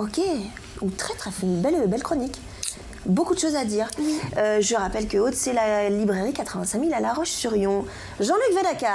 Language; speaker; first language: French; native; French